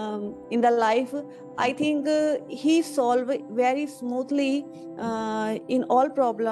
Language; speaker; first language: English; non-native, learner; Hindi